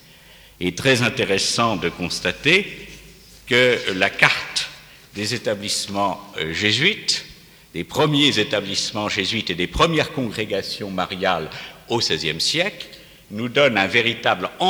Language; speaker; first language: French; native; French